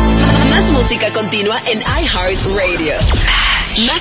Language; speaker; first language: Spanish; native; Spanish